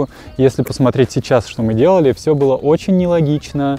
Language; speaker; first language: Russian; native; Russian